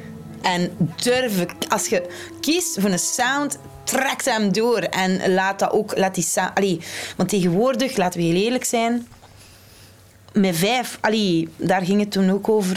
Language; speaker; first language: Dutch; native; Dutch